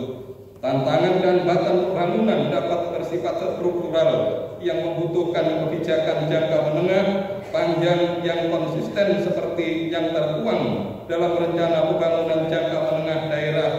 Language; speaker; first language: Indonesian; native; Indonesian